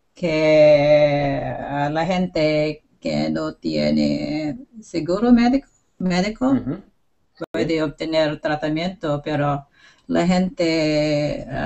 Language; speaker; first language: Spanish; non-native, learner; English